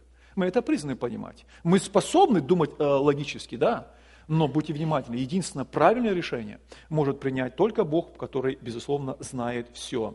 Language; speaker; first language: Russian; native; Russian